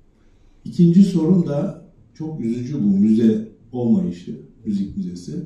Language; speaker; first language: Turkish; native; Turkish